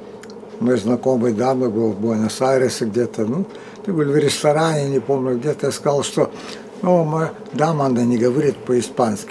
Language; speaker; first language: Russian; early bilingual, heritage; Russian